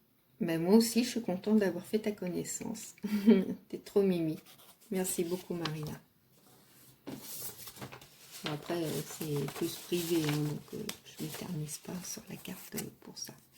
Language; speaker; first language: French; native; French